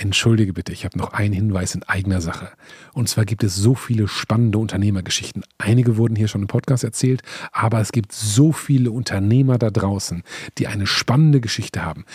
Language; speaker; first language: German; native; German